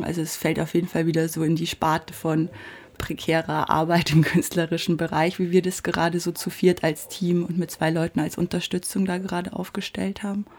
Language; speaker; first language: German; native; German